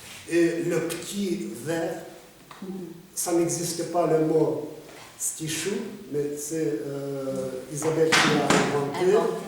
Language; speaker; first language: French; non-native, fluent; Russian